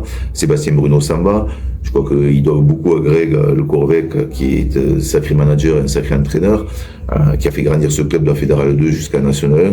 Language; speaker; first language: French; native; French